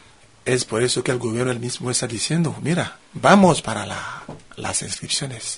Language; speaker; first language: Spanish; non-native, fluent; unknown